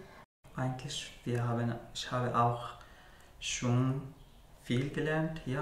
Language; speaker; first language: German; non-native, learner; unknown